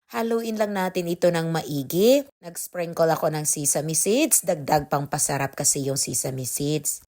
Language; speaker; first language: Filipino; native; Filipino